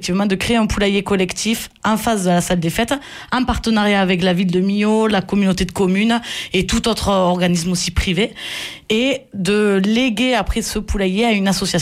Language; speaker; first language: French; native; French